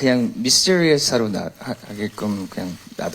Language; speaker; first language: Korean; early bilingual, heritage; English